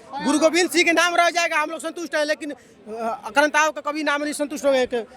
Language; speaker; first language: Hindi; native; Hindi